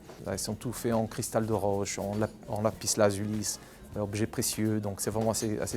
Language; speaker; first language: French; native; French